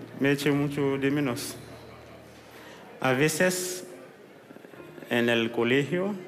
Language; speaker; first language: Spanish; non-native, learner; Haitian Creole